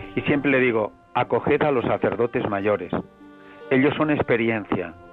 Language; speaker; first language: Spanish; native; Spanish